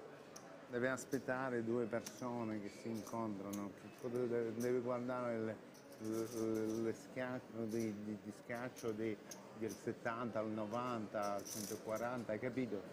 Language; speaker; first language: Italian; non-native, learner; Russian